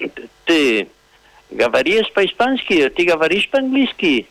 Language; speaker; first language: Russian; non-native, fluent; Spanish